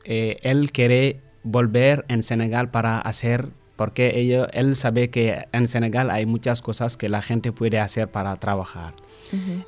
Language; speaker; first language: Spanish; non-native, learner; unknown